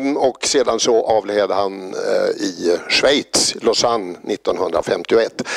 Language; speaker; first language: Swedish; native; Swedish